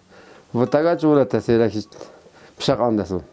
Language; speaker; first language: Russian; non-native, local second language; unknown